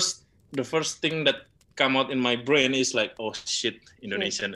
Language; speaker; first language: English; non-native, learner; Indonesian